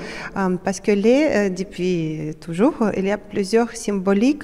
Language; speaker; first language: French; non-native, fluent; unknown